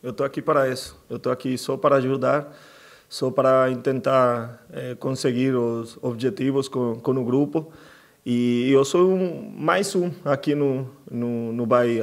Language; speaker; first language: Portuguese; non-native, fluent; Spanish